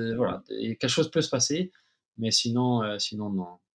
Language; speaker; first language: French; native; French